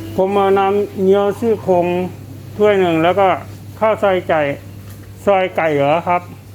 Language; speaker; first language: Thai; native; Thai